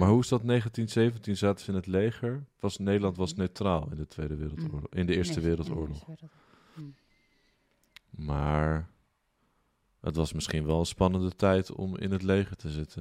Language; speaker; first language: Dutch; native; Dutch